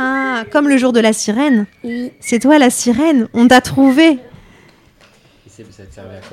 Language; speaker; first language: French; native; French